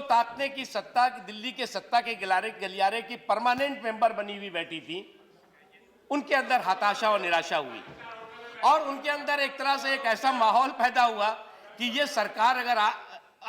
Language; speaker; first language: Hindi; native; Hindi